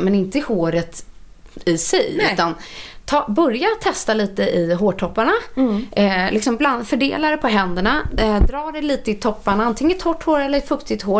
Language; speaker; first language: Swedish; native; Swedish